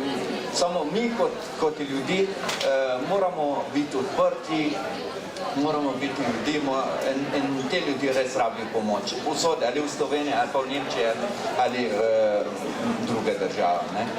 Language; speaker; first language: Slovenian; non-native, local second language; Arabic